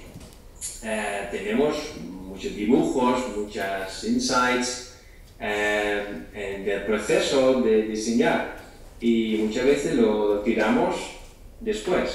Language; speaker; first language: Spanish; non-native, fluent; Dutch